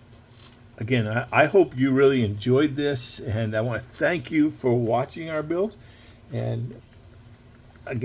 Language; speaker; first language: English; native; English